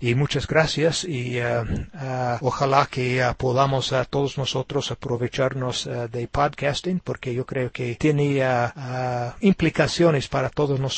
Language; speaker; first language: Spanish; non-native, fluent; English